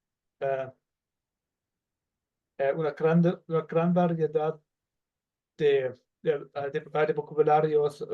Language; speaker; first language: Spanish; non-native, learner; German